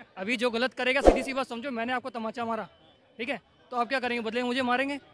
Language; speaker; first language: Hindi; non-native, local second language; Gujarati